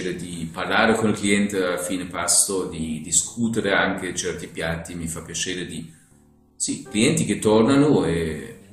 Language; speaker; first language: Italian; non-native, fluent; German